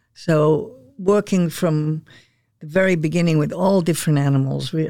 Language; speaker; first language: English; native; English